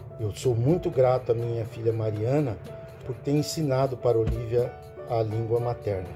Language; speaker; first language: Portuguese; native; Portuguese